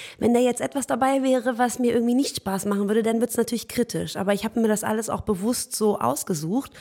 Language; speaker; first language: German; early bilingual, other home language; Persian